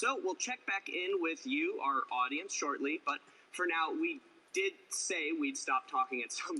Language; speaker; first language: English; native; English